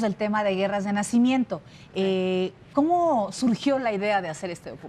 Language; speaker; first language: Spanish; native; Spanish